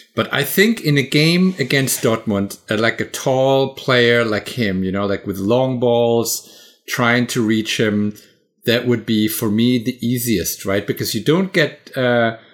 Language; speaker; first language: English; non-native, fluent; German